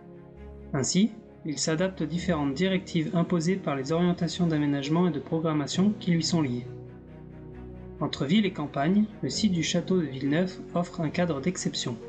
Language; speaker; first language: French; native; French